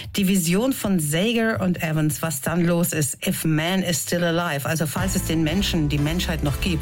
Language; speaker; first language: German; native; German